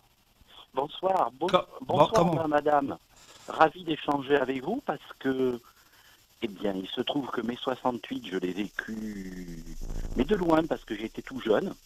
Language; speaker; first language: French; native; French